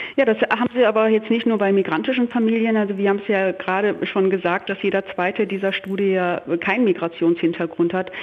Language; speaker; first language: German; early bilingual, other home language; Turkish